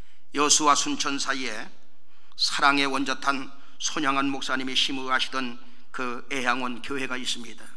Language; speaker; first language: Korean; native; Korean